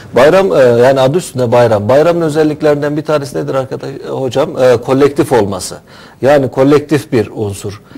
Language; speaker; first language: Turkish; native; Turkish